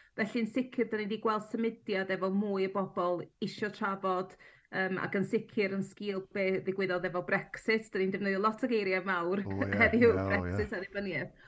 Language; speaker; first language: Welsh; native; Welsh